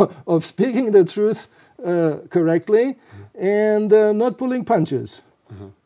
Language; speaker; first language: English; non-native, fluent; Romanian